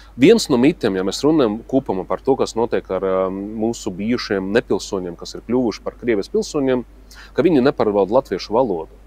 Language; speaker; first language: Latvian; non-native, local second language; Russian